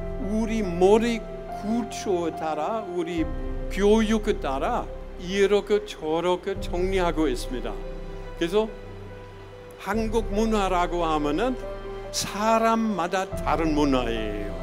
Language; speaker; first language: Korean; non-native, fluent; German